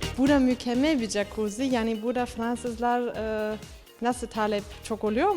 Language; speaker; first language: Turkish; early bilingual, heritage; Turkish